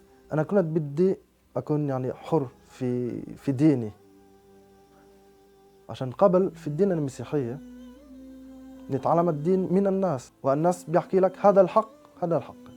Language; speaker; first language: Arabic; non-native, fluent; French